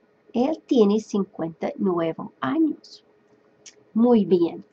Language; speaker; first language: Spanish; non-native, fluent; English